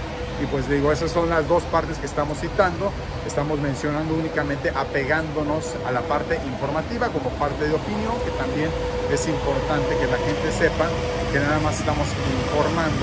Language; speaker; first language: Spanish; native; Spanish